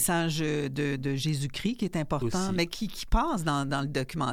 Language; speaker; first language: French; native; French